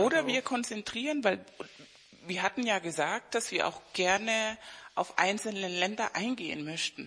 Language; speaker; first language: German; non-native, fluent; Spanish